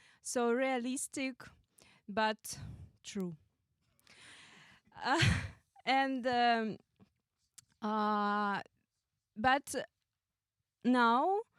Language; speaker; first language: English; non-native, fluent; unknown